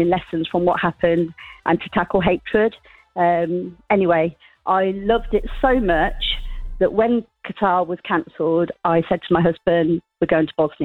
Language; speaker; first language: English; native; English